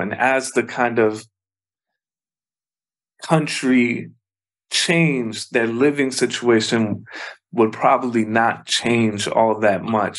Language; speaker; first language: English; early bilingual, other home language; Spanish